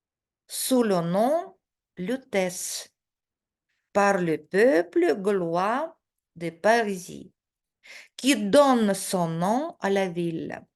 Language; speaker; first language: French; non-native, fluent; Russian